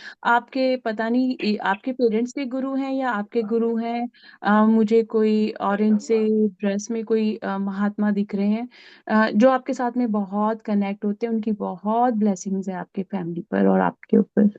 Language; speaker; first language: Hindi; native; Hindi